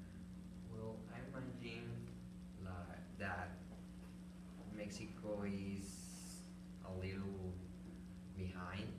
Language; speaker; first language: English; non-native, learner; Spanish